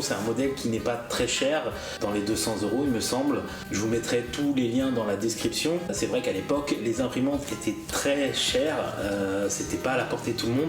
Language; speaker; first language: French; native; French